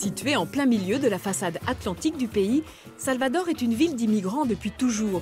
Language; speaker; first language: French; native; French